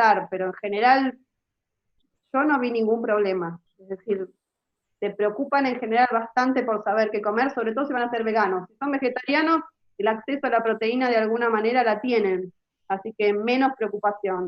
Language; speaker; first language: Spanish; native; Spanish